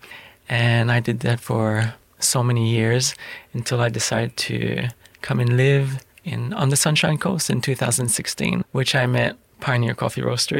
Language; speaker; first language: English; native; English